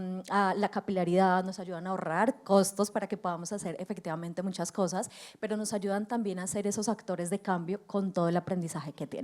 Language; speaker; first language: Spanish; native; Spanish